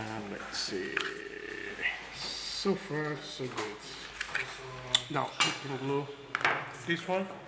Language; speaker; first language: English; non-native, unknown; Portuguese